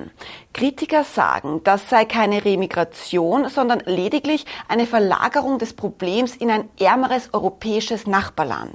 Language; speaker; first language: German; native; German